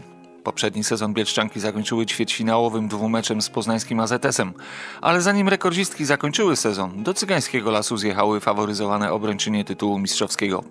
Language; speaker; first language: Polish; native; Polish